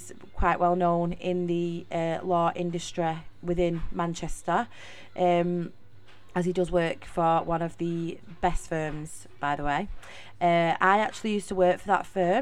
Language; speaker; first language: English; native; English